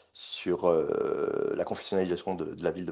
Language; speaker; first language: French; native; French